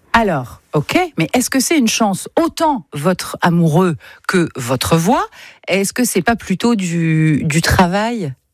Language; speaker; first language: French; native; French